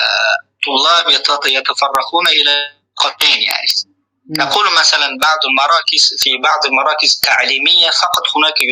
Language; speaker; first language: Arabic; non-native, fluent; Uzbek